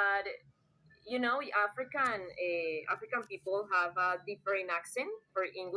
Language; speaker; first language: English; non-native, fluent; Spanish